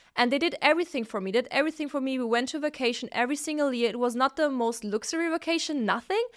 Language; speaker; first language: English; non-native, fluent; Italian